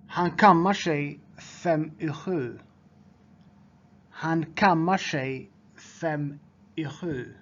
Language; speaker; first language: Swedish; non-native, fluent; Tigrinya